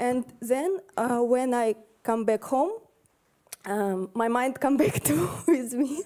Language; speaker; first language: English; non-native, learner; Russian